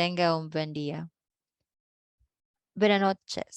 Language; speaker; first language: Spanish; non-native, fluent; Filipino